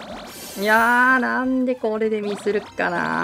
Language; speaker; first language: Japanese; native; Japanese